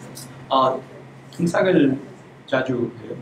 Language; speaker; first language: Korean; non-native, learner; Uzbek